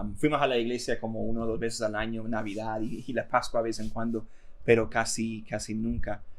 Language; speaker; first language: Spanish; non-native, fluent; English